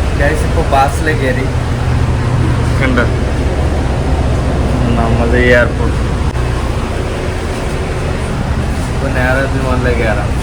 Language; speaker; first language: Malayalam; non-native, learner; Bangla